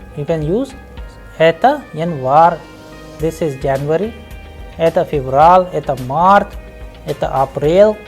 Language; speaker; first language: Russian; non-native, fluent; Hindi